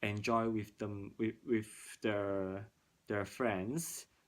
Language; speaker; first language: English; non-native, learner; Cantonese